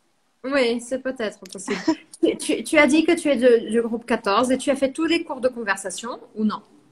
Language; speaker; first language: French; non-native, fluent; Portuguese